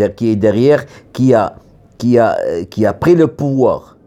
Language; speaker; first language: French; non-native, local second language; Arabic